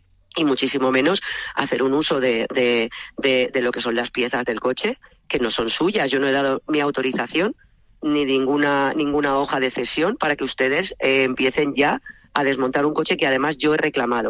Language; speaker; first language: Spanish; native; Spanish